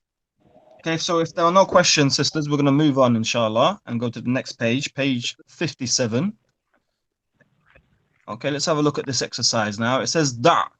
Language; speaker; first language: English; non-native, fluent; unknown